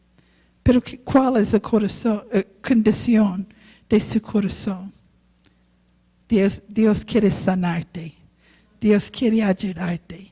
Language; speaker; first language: Spanish; non-native, learner; English